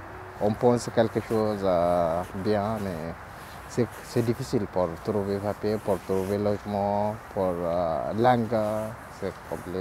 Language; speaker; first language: French; non-native, learner; Oromo